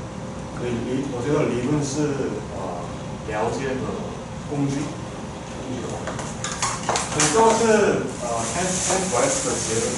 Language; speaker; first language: Chinese; non-native, fluent; Korean